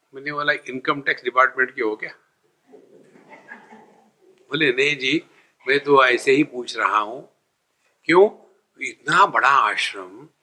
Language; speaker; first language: Hindi; non-native, local second language; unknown